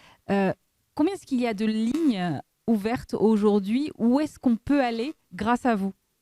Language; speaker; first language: French; native; French